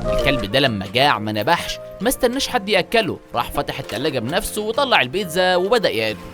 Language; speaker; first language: Arabic; native; Arabic